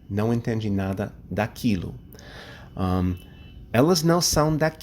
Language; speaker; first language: Portuguese; non-native, fluent; English